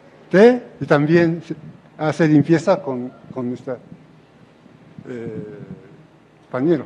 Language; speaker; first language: Spanish; non-native, fluent; Japanese